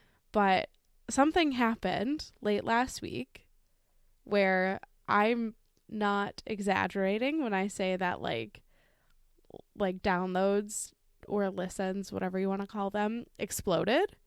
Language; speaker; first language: English; native; English